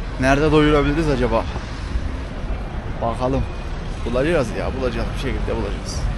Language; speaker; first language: Turkish; native; Turkish